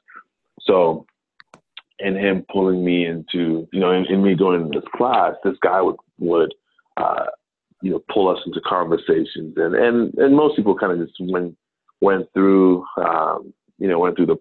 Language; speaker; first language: English; non-native, local second language; Akan